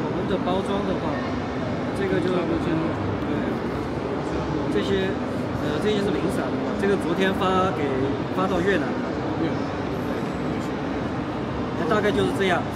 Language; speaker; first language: Chinese; native; Chinese